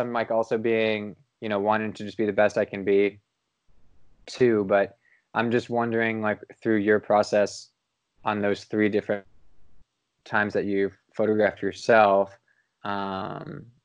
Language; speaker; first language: English; native; English